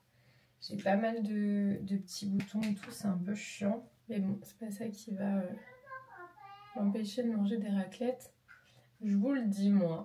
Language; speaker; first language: French; native; French